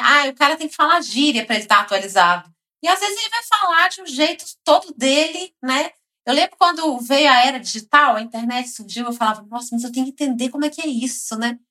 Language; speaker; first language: Portuguese; native; Portuguese